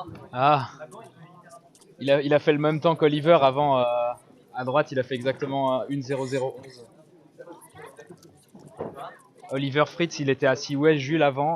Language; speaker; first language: French; native; French